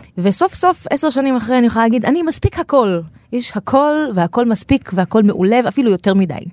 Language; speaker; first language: Hebrew; non-native, local second language; Arabic